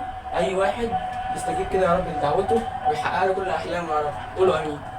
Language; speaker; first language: Arabic; native; Arabic